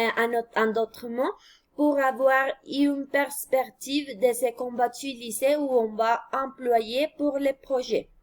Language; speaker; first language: French; non-native, fluent; Spanish